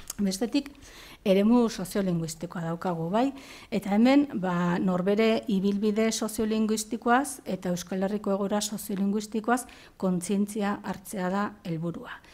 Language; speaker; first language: Basque; native; Basque